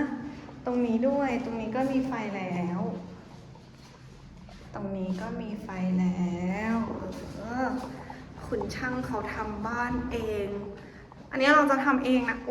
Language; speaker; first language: Thai; native; Thai